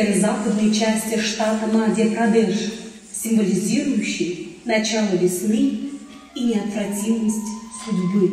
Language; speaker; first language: Russian; native; Russian